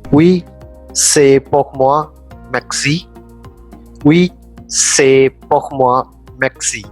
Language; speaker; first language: French; non-native, fluent; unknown